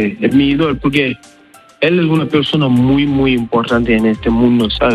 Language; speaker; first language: Spanish; non-native, learner; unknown